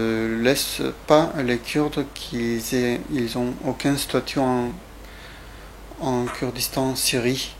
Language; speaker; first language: French; non-native, fluent; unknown